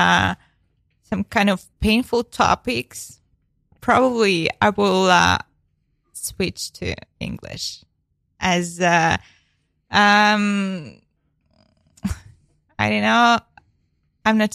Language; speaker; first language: English; non-native, fluent; Ukrainian